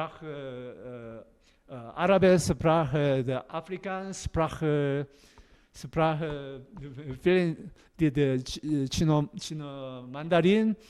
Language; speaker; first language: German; non-native, learner; Korean